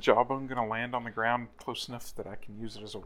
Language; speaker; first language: English; native; English